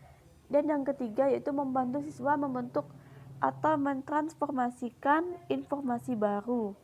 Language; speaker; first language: Indonesian; native; Indonesian